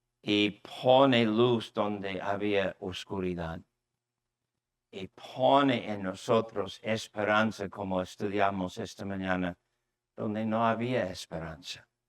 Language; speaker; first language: Spanish; non-native, fluent; English